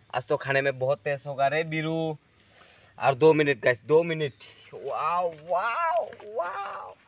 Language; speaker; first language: Hindi; non-native, local second language; Assamese